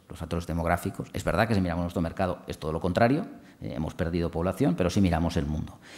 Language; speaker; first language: Spanish; non-native, local second language; Catalan